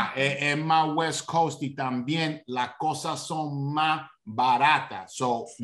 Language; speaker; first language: Spanish; early bilingual, heritage; Spanish